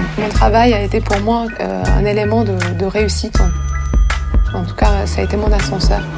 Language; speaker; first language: French; early bilingual, other home language; Romanian